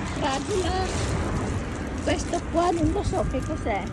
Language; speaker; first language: Italian; non-native, learner; Filipino